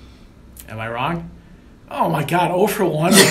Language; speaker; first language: English; native; English